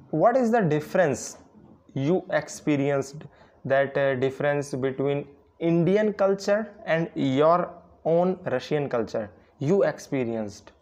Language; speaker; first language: English; non-native, local second language; Hindi